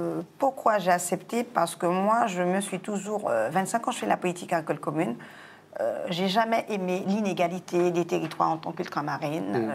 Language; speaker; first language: French; non-native, local second language; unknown